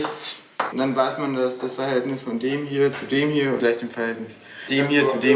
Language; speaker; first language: German; native; German